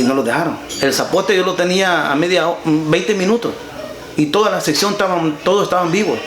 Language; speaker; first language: Spanish; native; Spanish